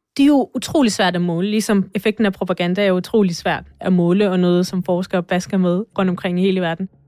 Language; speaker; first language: Danish; non-native, fluent; Russian